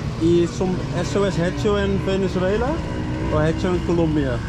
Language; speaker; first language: Spanish; non-native, learner; Dutch